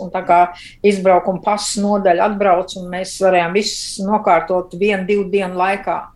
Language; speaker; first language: Latvian; early bilingual, heritage; Latvian